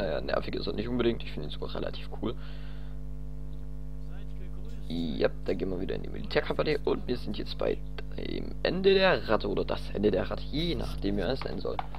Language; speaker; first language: German; native; German